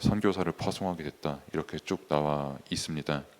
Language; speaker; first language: Korean; native; Korean